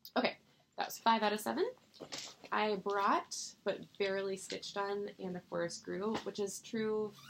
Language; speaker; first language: English; native; English